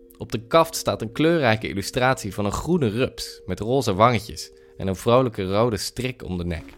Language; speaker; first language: Dutch; native; Dutch